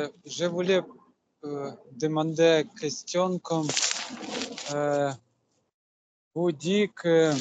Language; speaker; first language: French; non-native, learner; Russian